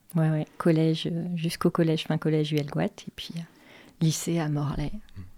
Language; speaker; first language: French; native; French